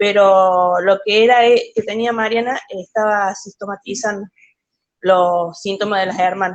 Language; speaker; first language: Spanish; native; Spanish